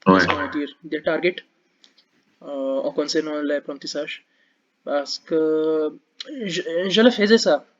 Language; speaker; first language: French; non-native, learner; Hindi